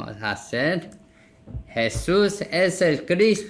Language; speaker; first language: Spanish; non-native, learner; Korean